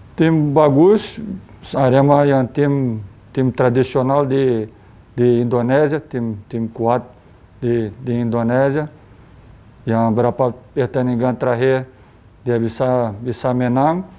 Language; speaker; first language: Indonesian; non-native, learner; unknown